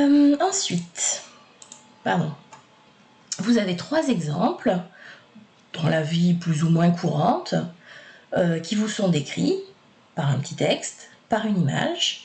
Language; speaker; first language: French; native; French